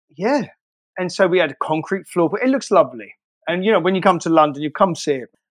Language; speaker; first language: English; native; English